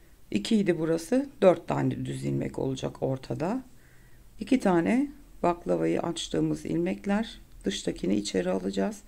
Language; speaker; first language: Turkish; native; Turkish